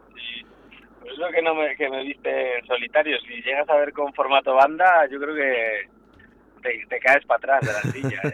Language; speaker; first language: Spanish; native; Spanish